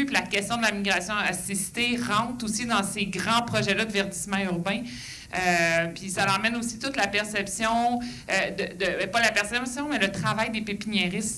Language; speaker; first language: French; native; French